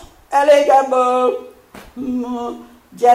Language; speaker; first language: Hungarian; early bilingual, heritage; Hungarian